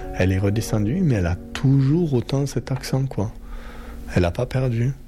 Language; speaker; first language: French; native; French